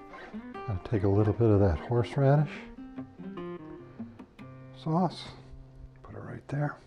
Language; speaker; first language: English; native; English